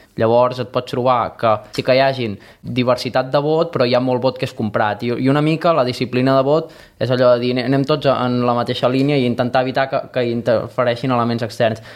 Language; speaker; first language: Catalan; native; Catalan